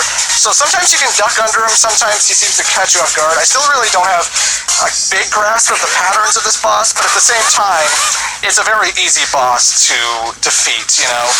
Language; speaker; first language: English; native; English